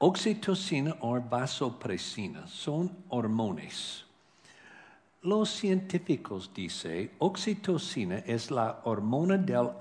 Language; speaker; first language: Spanish; non-native, learner; English